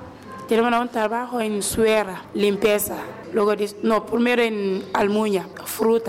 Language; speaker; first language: Spanish; non-native, learner; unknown